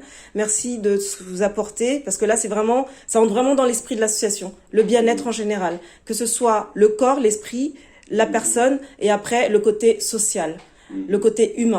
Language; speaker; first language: French; native; French